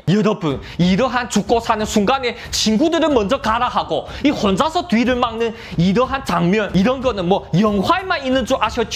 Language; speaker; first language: Korean; native; Korean